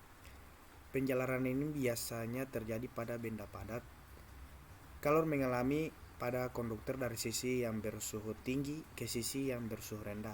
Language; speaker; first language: Indonesian; native; Indonesian